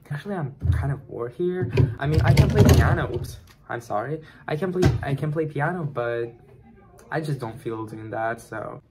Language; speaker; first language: English; non-native, fluent; Kazakh